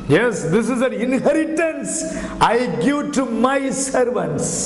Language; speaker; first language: English; non-native, local second language; Tamil